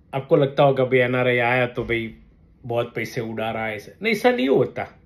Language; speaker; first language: Hindi; non-native, local second language; Gujarati